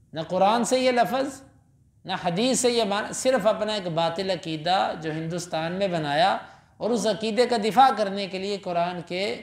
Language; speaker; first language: Urdu; non-native, local second language; Punjabi